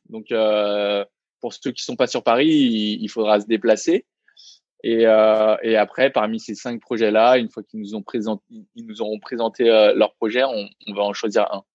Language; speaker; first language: French; early bilingual, other home language; Vietnamese